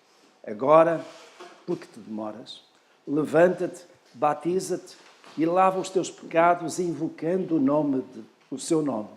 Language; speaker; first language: Portuguese; native; Portuguese